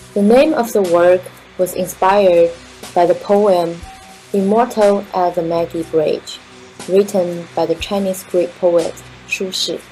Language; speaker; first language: English; non-native, fluent; Chinese